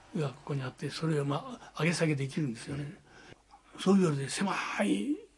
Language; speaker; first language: Japanese; native; Japanese